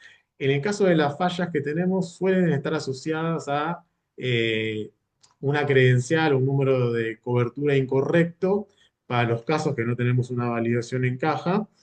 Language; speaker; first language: Spanish; native; Spanish